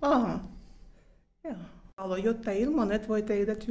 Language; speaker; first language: Finnish; non-native, fluent; Russian